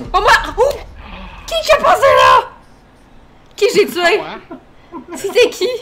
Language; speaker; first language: French; native; French